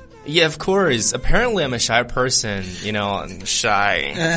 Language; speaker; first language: English; non-native, fluent; Chinese